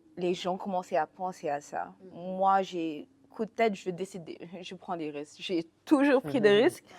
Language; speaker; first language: French; non-native, local second language; Wolof